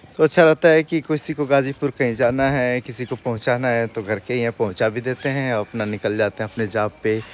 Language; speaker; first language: Hindi; native; Hindi